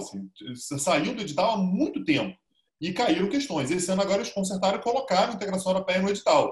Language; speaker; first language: Portuguese; native; Portuguese